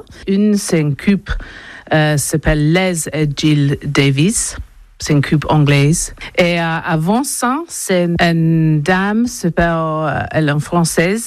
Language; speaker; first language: French; non-native, learner; English